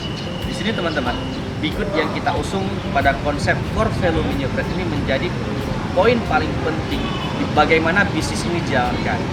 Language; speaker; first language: Indonesian; native; Indonesian